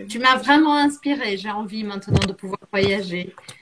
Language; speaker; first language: French; non-native, fluent; Portuguese